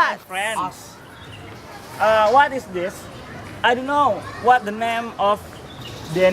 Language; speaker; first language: English; non-native, learner; Indonesian